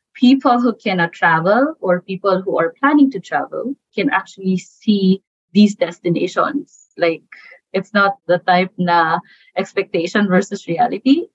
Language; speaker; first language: English; non-native, local second language; Cebuano